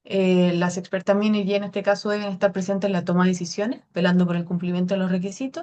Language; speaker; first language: Spanish; native; Spanish